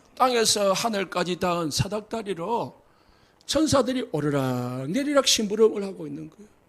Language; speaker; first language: Korean; native; Korean